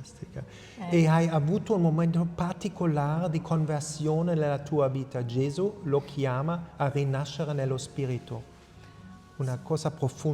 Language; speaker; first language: Italian; non-native, fluent; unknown